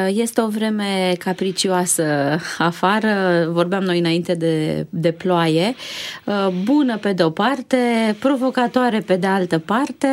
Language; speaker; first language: Romanian; native; Romanian